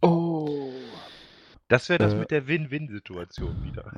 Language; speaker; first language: German; native; German